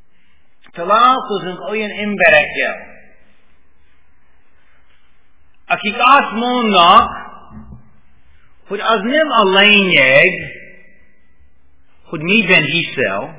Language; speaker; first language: Hungarian; non-native, fluent; English